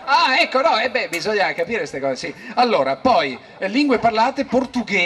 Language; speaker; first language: Italian; native; Italian